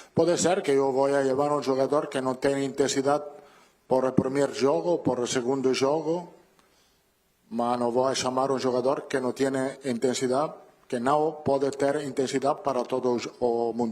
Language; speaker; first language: Portuguese; non-native, learner; Italian